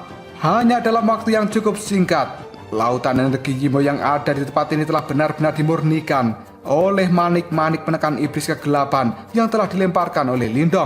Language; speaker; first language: Indonesian; native; Indonesian